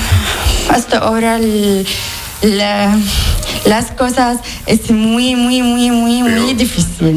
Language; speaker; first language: Spanish; non-native, learner; Arabic